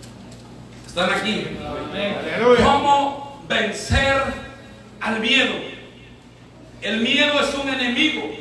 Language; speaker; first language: Spanish; native; Spanish